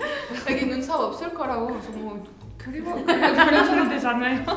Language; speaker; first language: Korean; non-native, fluent; French